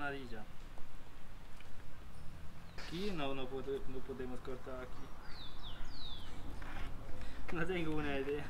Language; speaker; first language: Spanish; non-native, learner; German